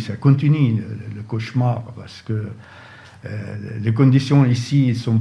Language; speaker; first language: French; non-native, fluent; Arabic